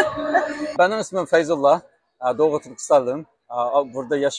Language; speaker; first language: Turkish; non-native, learner; Uyghur